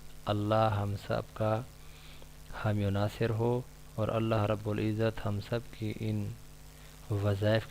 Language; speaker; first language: Urdu; native; Urdu